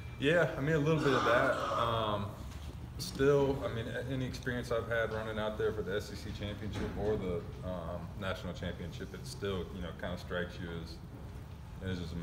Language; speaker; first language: English; native; English